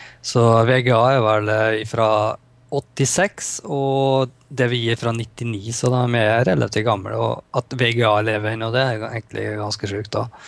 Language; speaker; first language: Norwegian; native; Norwegian